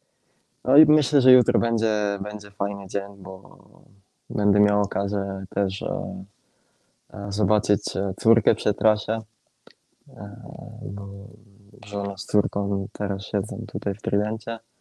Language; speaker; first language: Polish; non-native, fluent; Italian